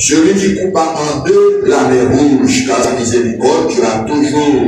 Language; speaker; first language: French; non-native, local second language; Haitian Creole